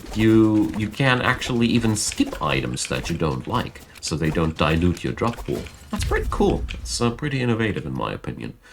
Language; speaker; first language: English; non-native, fluent; German